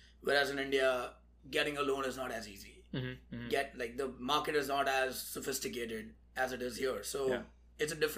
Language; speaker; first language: English; non-native, local second language; Hindi